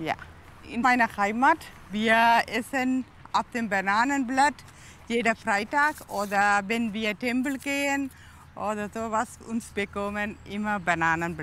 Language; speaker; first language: German; non-native, learner; Tamil